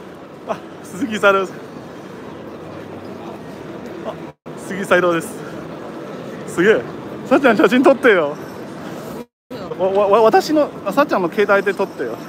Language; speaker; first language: Japanese; non-native, fluent; Chinese